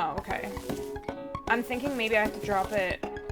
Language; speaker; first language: English; native; English